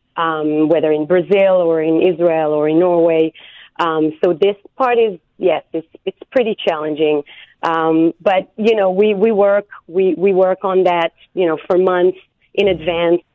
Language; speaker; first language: English; non-native, fluent; Hebrew